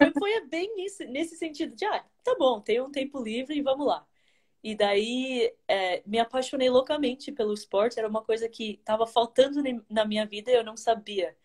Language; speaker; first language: Portuguese; early bilingual, heritage; English